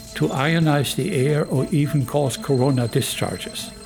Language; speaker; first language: English; non-native, fluent; German